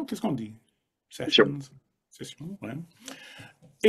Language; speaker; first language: French; non-native, fluent; English